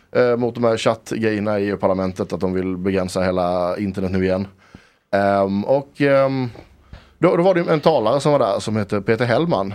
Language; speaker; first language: Swedish; native; Swedish